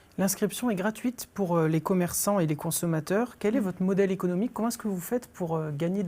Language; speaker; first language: French; native; French